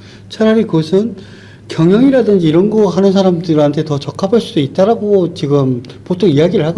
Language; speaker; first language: Korean; native; Korean